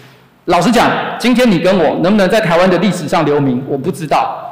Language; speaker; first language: Chinese; native; Chinese